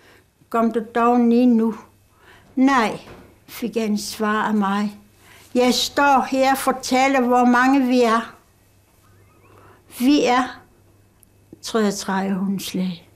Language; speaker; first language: Danish; non-native, local second language; Kalaallisut